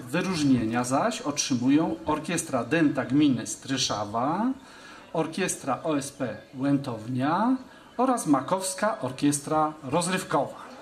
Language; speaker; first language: Polish; native; Polish